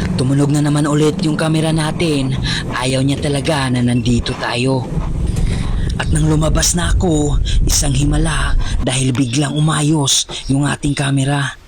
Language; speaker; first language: Filipino; non-native, local second language; Cebuano